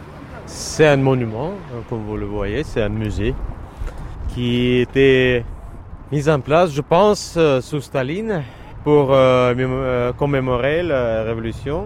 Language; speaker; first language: French; non-native, fluent; Russian